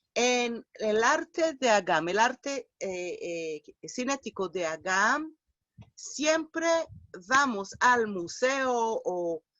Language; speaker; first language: Spanish; non-native, fluent; Hebrew